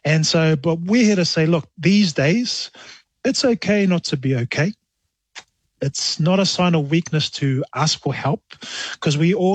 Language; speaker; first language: English; native; English